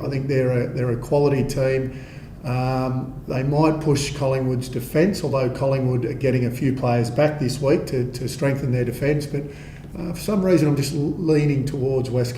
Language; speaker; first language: English; native; English